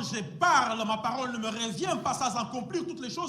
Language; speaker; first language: French; non-native, fluent; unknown